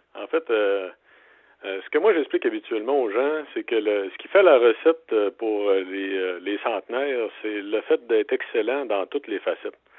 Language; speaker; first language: French; native; French